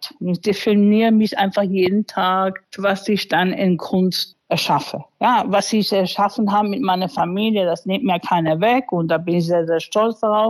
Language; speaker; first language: German; non-native, fluent; English